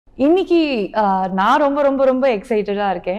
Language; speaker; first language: Tamil; native; Tamil